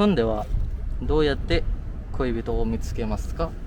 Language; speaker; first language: Japanese; non-native, learner; Filipino